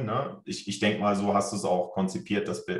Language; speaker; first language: German; native; German